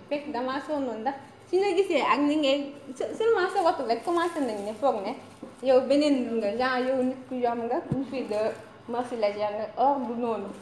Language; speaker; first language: Wolof; native; Wolof